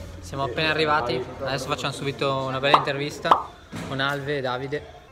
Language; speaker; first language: Italian; native; Italian